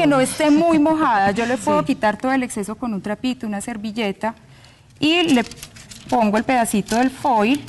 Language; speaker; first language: Spanish; native; Spanish